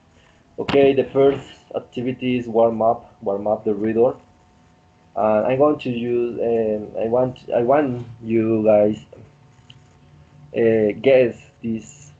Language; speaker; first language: English; non-native, learner; Spanish